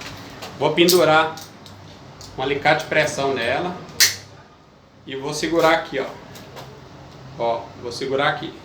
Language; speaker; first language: Portuguese; native; Portuguese